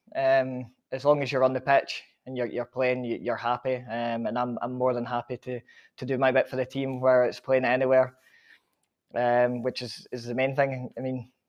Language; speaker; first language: English; native; English